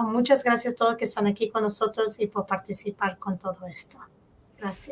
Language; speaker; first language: Spanish; early bilingual, heritage; Spanish